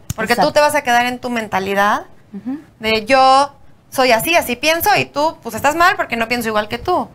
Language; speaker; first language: Spanish; native; Spanish